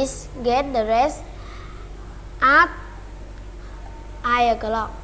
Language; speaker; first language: English; non-native, learner; Vietnamese